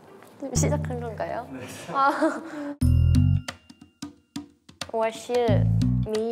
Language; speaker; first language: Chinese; non-native, learner; Korean